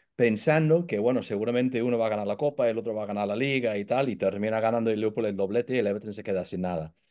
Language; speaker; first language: Spanish; non-native, fluent; English